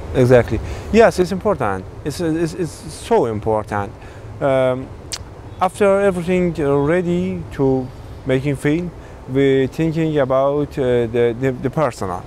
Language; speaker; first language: English; non-native, learner; Persian